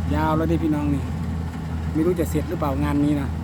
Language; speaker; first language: Thai; non-native, local second language; Northeastern Thai